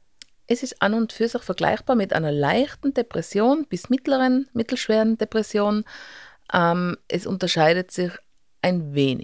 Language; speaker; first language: German; native; German